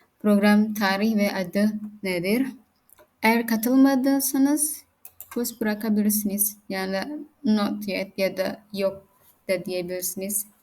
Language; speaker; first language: Turkish; non-native, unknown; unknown